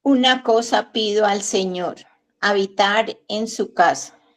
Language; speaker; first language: Spanish; native; Spanish